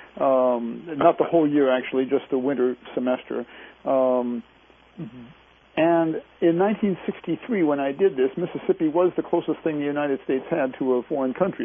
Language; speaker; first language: English; native; English